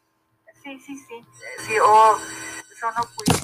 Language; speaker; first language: Italian; non-native, fluent; Spanish